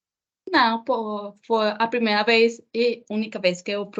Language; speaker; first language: Portuguese; non-native, learner; Spanish